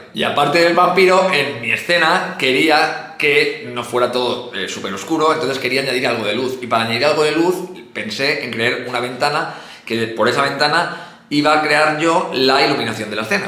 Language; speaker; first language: Spanish; native; Spanish